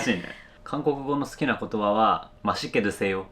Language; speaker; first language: Japanese; native; Japanese